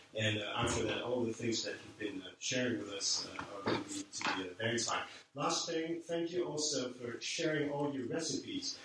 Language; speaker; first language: English; non-native, fluent; French